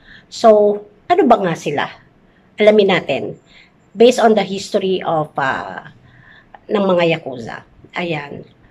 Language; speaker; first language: Filipino; native; Filipino